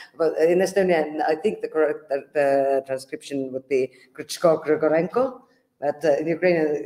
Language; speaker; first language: English; non-native, fluent; Estonian